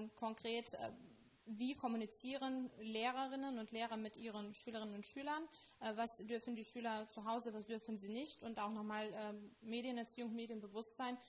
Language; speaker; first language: German; non-native, fluent; Lithuanian